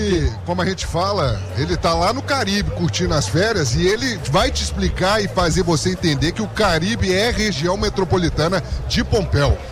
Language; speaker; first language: Portuguese; native; Portuguese